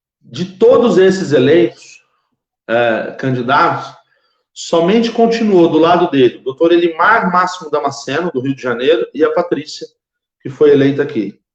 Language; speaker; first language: Portuguese; native; Portuguese